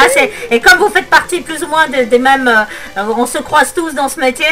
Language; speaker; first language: French; native; French